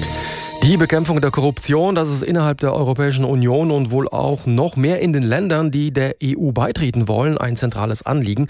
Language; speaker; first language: German; native; German